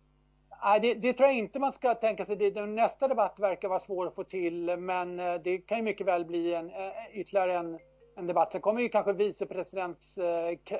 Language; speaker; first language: Swedish; native; Swedish